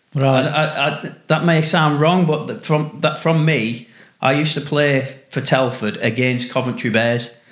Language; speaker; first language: English; native; English